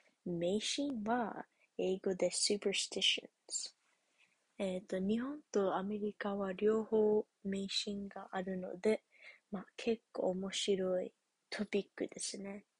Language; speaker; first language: Japanese; early bilingual, heritage; English